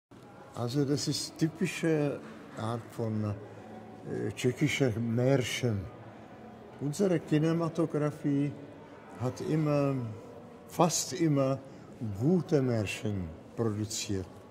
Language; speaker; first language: German; non-native, fluent; Czech